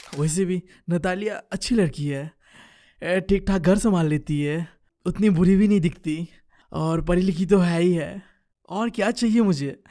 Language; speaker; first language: Hindi; non-native, local second language; Bangla